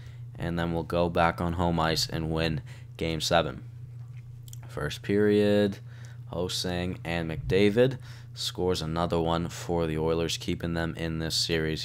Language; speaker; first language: English; native; English